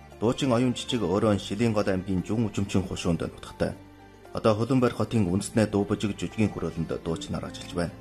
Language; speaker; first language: Mongolian; native; Mongolian